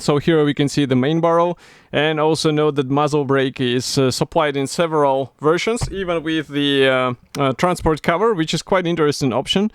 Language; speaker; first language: English; non-native, fluent; Russian